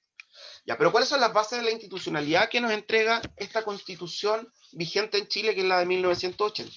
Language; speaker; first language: Spanish; native; Spanish